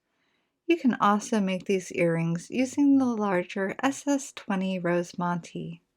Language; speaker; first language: English; native; English